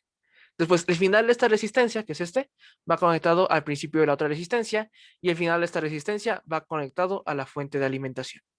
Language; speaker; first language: Spanish; native; Spanish